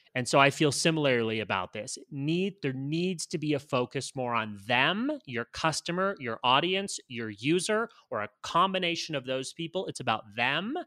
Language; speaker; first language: English; native; English